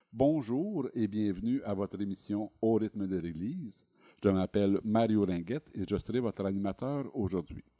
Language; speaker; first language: French; native; French